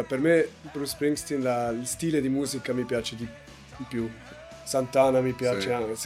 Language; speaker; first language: Italian; non-native, learner; German